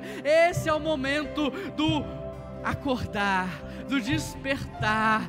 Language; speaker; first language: Portuguese; native; Portuguese